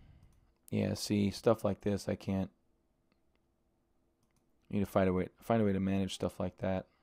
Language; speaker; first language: English; native; English